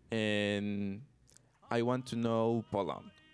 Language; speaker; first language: English; non-native, learner; Spanish